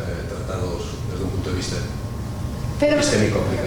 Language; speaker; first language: Spanish; native; Spanish